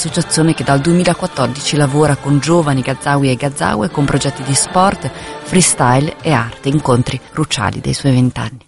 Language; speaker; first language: Italian; native; Italian